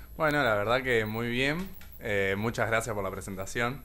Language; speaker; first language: Spanish; native; Spanish